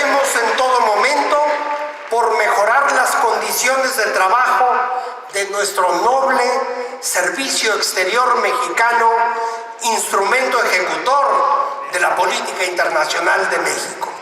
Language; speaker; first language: Spanish; native; Spanish